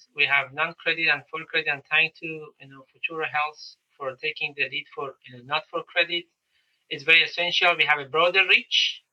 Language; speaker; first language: English; non-native, fluent; Persian